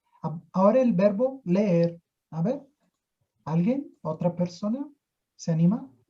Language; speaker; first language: Spanish; non-native, fluent; Portuguese